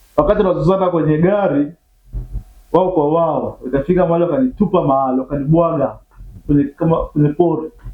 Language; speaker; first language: Swahili; native; Swahili